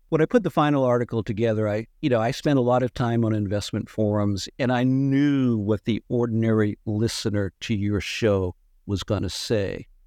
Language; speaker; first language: English; native; English